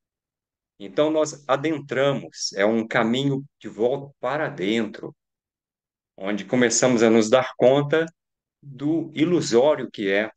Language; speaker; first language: Portuguese; native; Portuguese